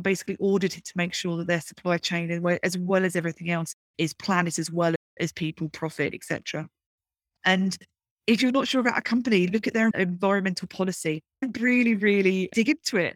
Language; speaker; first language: English; native; English